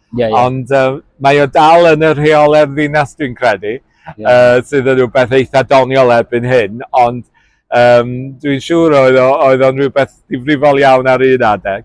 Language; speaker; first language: Welsh; native; Welsh